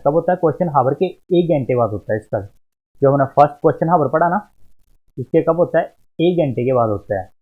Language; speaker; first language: Hindi; native; Hindi